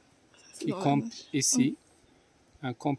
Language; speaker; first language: French; non-native, local second language; Arabic